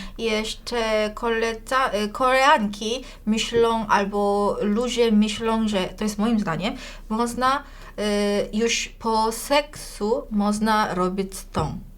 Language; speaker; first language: Polish; non-native, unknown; Korean